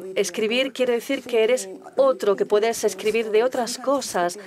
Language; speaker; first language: Spanish; non-native, fluent; Turkish